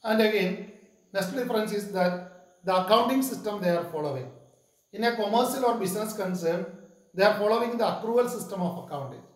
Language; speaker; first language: English; non-native, local second language; Malayalam